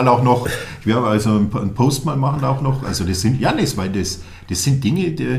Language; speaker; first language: German; native; German